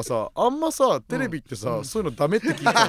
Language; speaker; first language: Japanese; native; Japanese